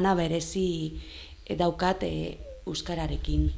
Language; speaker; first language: Basque; non-native, local second language; Spanish